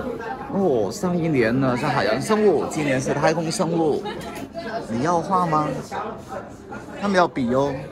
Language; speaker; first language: Chinese; non-native, local second language; Cantonese